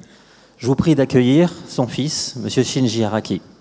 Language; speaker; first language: French; native; French